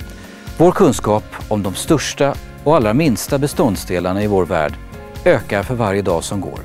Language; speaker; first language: Swedish; native; Swedish